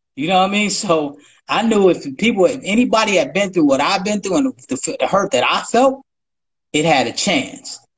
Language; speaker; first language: English; native; English